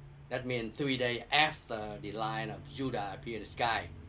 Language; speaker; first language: English; non-native, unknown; Vietnamese